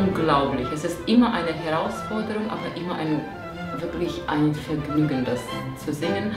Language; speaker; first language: German; non-native, fluent; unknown